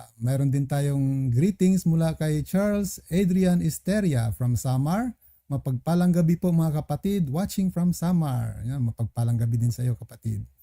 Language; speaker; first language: Filipino; native; Filipino